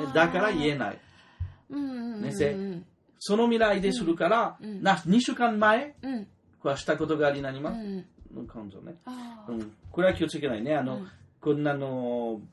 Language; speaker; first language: Japanese; non-native, learner; French